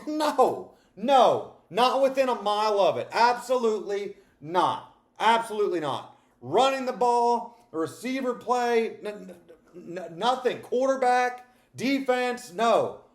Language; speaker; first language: English; native; English